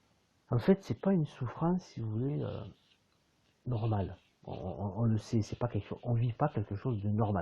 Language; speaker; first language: French; native; French